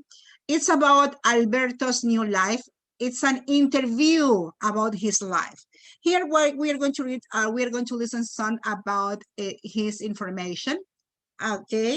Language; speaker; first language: English; non-native, fluent; Spanish